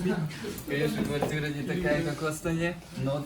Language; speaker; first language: Russian; non-native, local second language; Kazakh